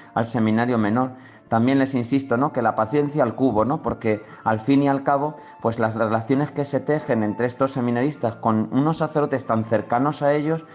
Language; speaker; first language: Spanish; native; Spanish